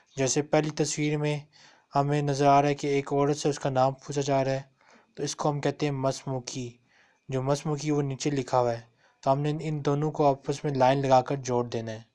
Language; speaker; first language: Urdu; native; Urdu